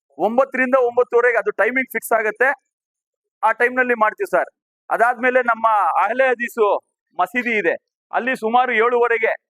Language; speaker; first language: Kannada; non-native, local second language; Urdu